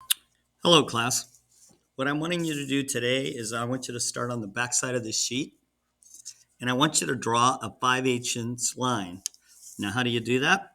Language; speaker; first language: English; native; English